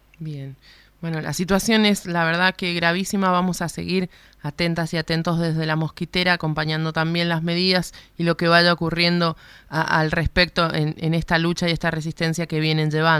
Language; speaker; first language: Spanish; native; Spanish